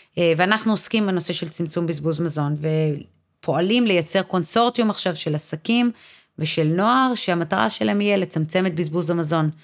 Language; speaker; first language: Hebrew; native; Hebrew